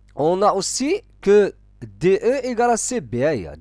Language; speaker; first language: French; non-native, local second language; Arabic